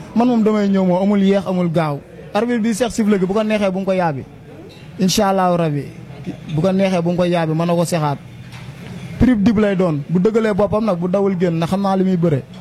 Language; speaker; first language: Wolof; non-native, local second language; Serer